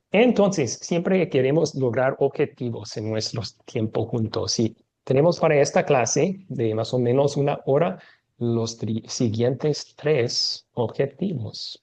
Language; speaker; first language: Spanish; non-native, fluent; English